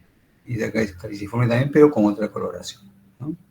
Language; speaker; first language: Spanish; native; Spanish